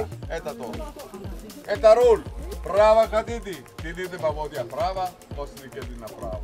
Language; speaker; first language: Russian; non-native, learner; Greek